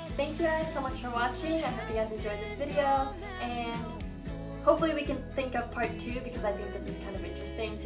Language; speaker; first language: English; early bilingual, other home language; Japanese